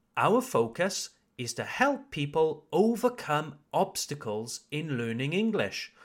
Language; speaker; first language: English; native; English